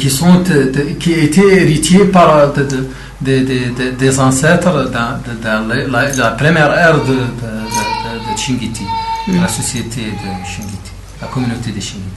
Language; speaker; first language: French; non-native, local second language; Arabic